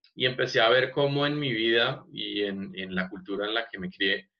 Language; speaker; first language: Spanish; native; Spanish